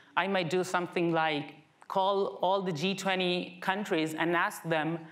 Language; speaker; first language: English; non-native, fluent; Spanish